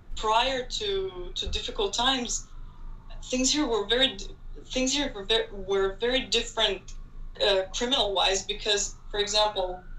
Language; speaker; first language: English; non-native, fluent; Hebrew